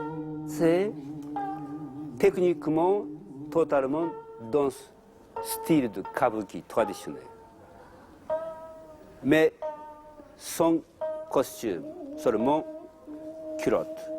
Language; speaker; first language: French; non-native, learner; Japanese